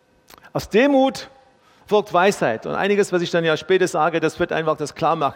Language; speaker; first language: German; non-native, fluent; English